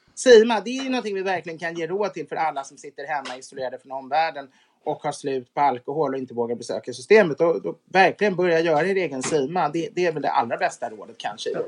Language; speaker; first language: Swedish; native; Swedish